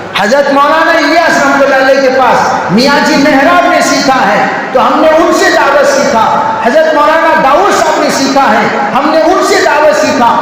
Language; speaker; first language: Urdu; native; Urdu